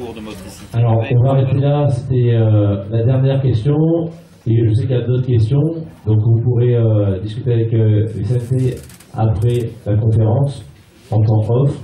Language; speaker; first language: French; native; French